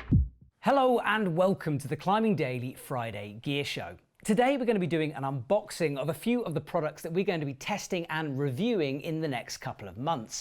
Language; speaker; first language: English; native; English